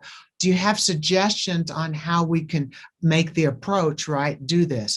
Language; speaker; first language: English; native; English